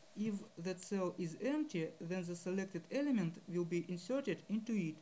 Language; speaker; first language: English; non-native, fluent; Russian